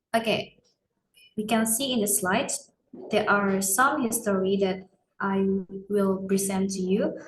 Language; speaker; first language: English; non-native, learner; Indonesian